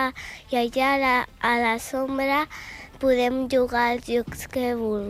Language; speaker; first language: Catalan; non-native, local second language; Spanish